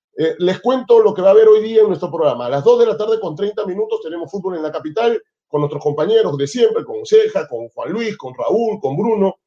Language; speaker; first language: Spanish; native; Spanish